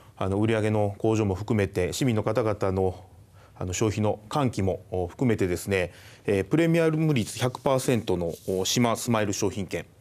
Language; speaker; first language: Japanese; native; Japanese